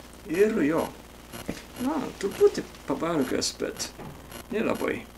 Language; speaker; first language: Lithuanian; non-native, fluent; Japanese